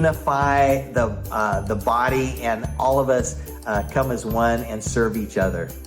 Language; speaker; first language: English; native; English